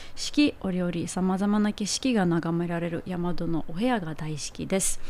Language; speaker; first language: Japanese; non-native, fluent; Armenian